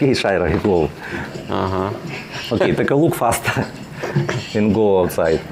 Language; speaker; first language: English; non-native, learner; Russian